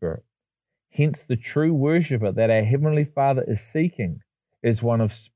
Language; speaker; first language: English; native; English